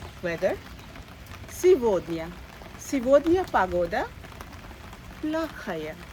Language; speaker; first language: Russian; non-native, fluent; Bangla